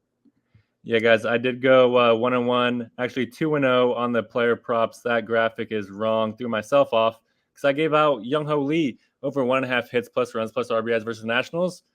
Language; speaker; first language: English; native; English